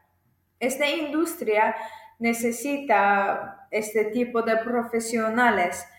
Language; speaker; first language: Spanish; non-native, fluent; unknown